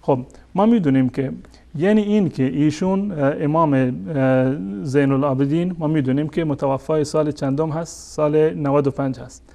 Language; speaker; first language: Persian; native; Persian